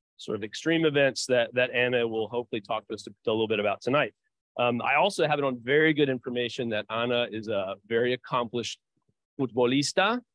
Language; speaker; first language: English; early bilingual, other home language; Portuguese